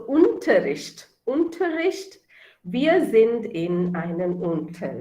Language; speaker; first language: German; non-native, fluent; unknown